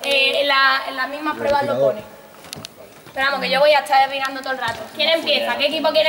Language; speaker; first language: Spanish; native; Spanish